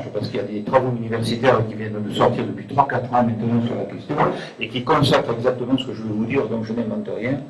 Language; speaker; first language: French; native; French